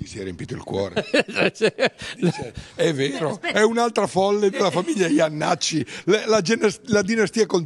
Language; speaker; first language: Italian; native; Italian